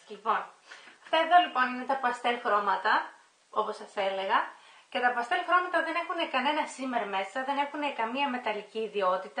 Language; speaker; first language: Greek; native; Greek